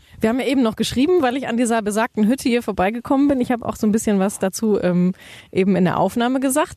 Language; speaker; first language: German; native; German